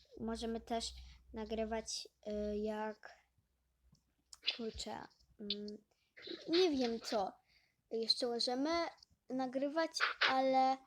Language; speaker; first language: Polish; native; Polish